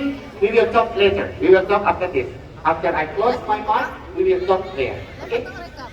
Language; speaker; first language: English; non-native, learner; Indonesian